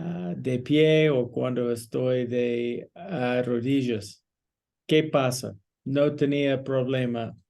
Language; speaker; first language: Spanish; non-native, learner; English